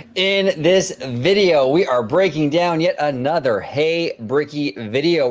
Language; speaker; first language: English; native; English